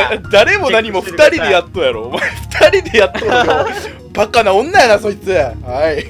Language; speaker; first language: Japanese; native; Japanese